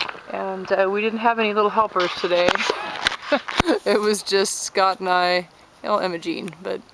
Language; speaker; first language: English; native; English